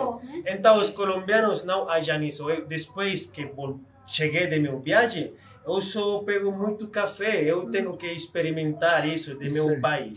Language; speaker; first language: Portuguese; non-native, fluent; Spanish